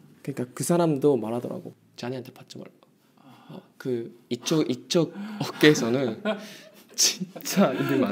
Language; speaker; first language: Korean; early bilingual, heritage; Korean